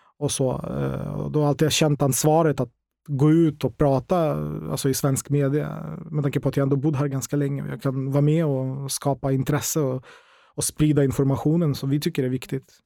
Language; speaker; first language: Swedish; non-native, fluent; Ukrainian